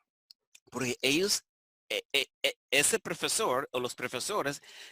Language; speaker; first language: Spanish; non-native, fluent; English